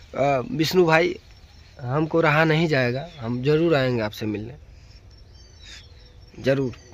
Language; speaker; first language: Hindi; native; Hindi